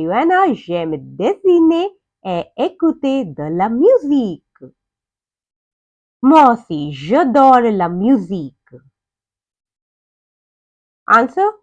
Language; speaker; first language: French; non-native, fluent; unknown